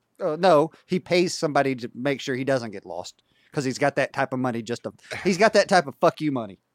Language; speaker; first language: English; native; English